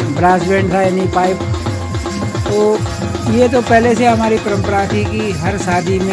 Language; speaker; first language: Hindi; non-native, local second language; Garhwali